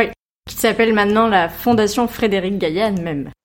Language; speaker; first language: French; native; French